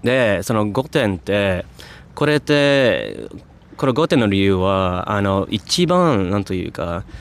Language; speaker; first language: Japanese; non-native, fluent; English